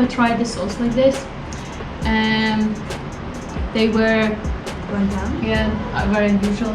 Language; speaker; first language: English; non-native, fluent; Ukrainian